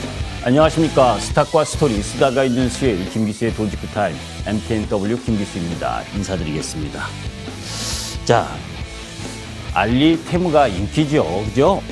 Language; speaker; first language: Korean; native; Korean